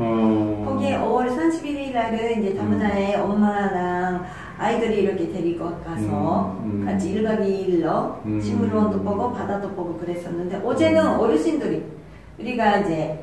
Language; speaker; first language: Korean; non-native, fluent; Japanese